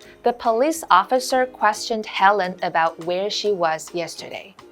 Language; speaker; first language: English; non-native, fluent; Chinese